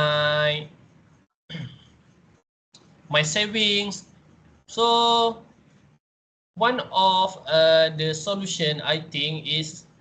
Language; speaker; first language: English; non-native, learner; Malay